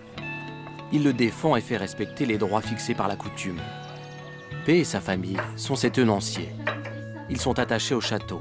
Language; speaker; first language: French; native; French